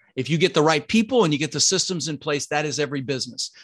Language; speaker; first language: English; early bilingual, other home language; Dutch